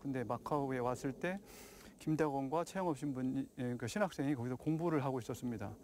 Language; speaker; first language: Korean; native; Korean